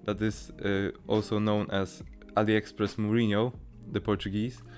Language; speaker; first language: English; non-native, fluent; Polish